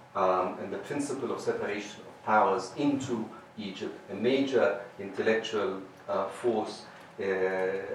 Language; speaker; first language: English; non-native, fluent; Arabic